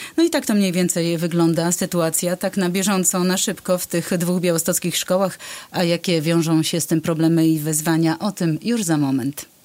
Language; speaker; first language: Polish; native; Polish